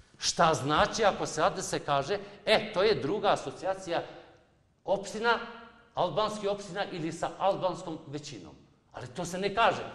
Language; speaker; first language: Serbian; non-native, local second language; Albanian